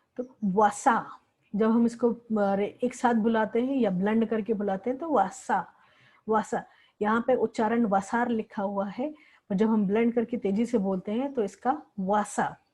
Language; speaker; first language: Hindi; native; Hindi